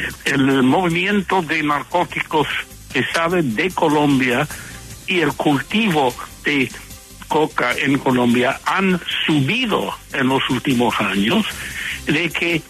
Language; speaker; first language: Spanish; non-native, fluent; English